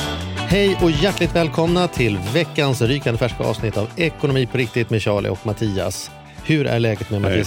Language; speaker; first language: Swedish; native; Swedish